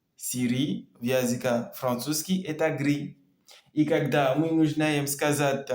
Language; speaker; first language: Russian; non-native, learner; French